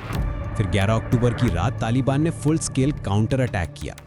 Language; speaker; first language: Hindi; native; Hindi